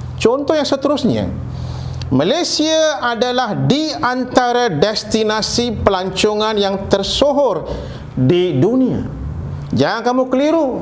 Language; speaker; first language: Malay; non-native, local second language; Tamil